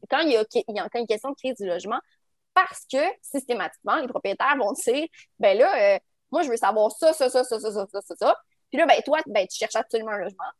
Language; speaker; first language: French; native; French